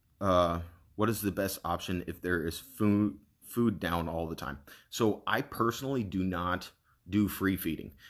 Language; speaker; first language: English; native; English